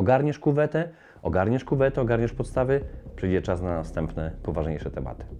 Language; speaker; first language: Polish; native; Polish